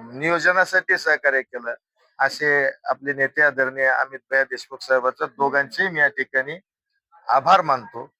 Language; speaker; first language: Marathi; native; Marathi